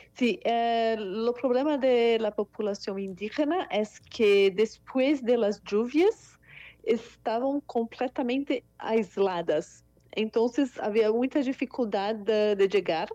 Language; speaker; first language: Spanish; non-native, fluent; Portuguese